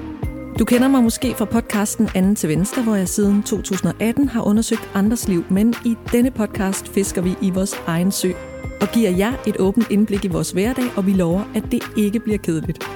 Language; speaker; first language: Danish; native; Danish